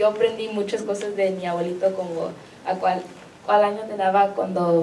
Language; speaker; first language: Spanish; early bilingual, heritage; Spanish